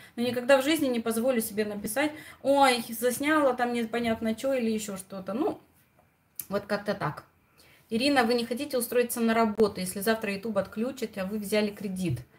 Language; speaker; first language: Russian; non-native, local second language; Romanian